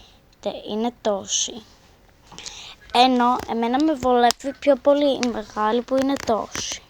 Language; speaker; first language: Greek; native; Greek